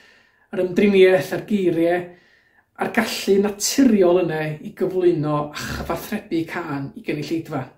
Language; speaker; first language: Welsh; native; Welsh